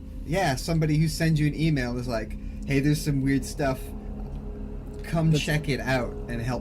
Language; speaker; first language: English; native; English